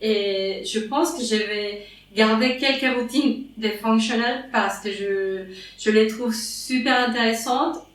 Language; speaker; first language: French; non-native, fluent; Spanish